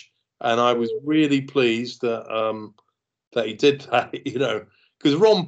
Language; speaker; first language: English; native; English